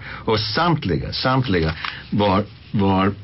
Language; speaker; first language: Swedish; non-native, fluent; English